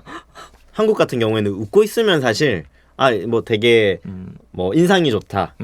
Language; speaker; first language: Korean; native; Korean